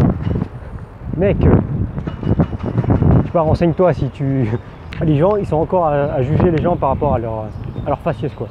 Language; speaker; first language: French; native; French